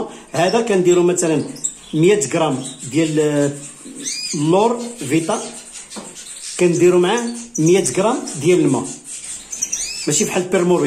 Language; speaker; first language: Arabic; native; Arabic